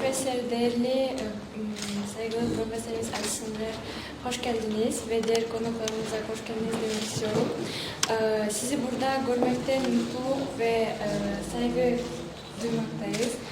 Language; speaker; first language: Turkish; non-native, learner; Kyrgyz